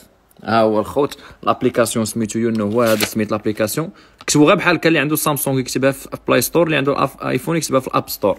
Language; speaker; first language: Arabic; native; Arabic